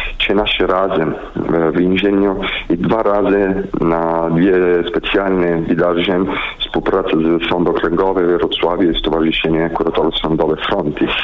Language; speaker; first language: Polish; non-native, learner; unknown